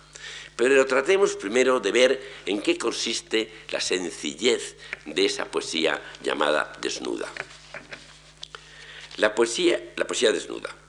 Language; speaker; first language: Spanish; native; Spanish